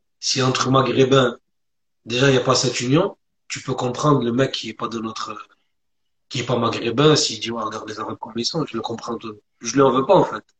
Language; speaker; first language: French; early bilingual, other home language; Arabic